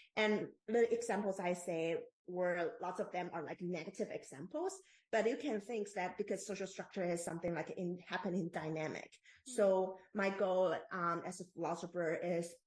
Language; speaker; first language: English; non-native, fluent; Chinese